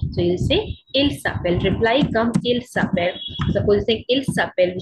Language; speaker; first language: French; non-native, learner; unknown